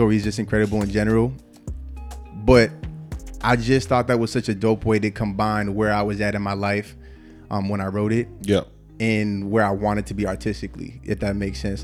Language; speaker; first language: English; native; English